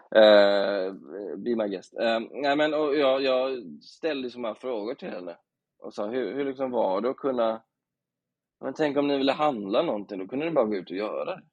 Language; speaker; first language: Swedish; native; Swedish